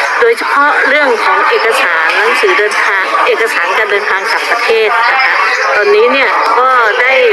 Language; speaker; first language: Thai; native; Thai